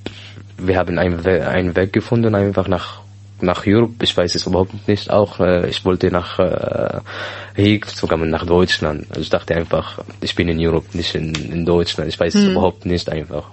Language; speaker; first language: German; non-native, learner; Arabic